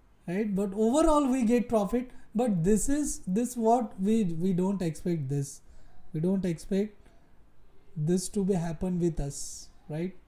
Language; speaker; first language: English; non-native, local second language; Hindi